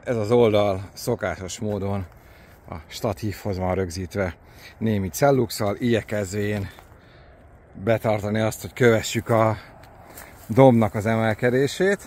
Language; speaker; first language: Hungarian; native; Hungarian